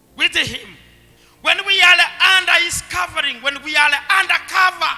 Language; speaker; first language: English; non-native, local second language; Swahili